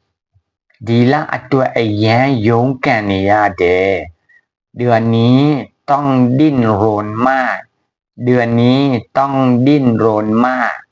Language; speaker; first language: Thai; non-native, fluent; Burmese